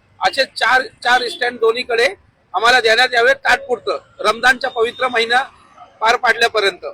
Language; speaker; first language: Marathi; native; Marathi